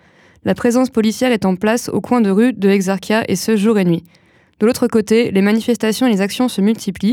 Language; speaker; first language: French; native; French